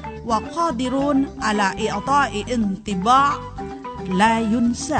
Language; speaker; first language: Arabic; non-native, fluent; Indonesian